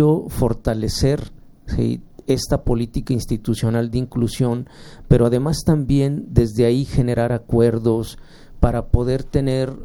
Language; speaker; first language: Spanish; native; Spanish